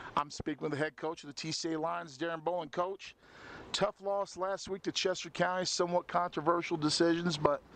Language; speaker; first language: English; native; English